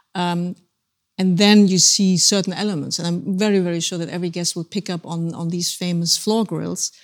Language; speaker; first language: English; non-native, fluent; German